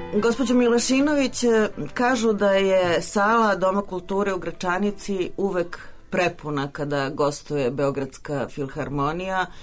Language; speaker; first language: Serbian; native; Serbian